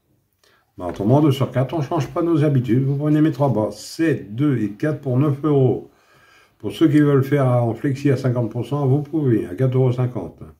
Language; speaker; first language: French; native; French